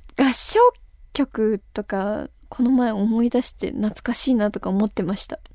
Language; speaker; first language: Japanese; native; Japanese